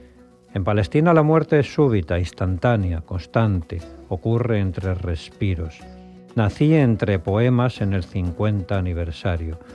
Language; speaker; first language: Spanish; native; Spanish